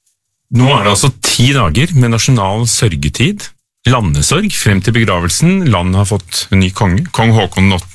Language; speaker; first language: Norwegian; native; Norwegian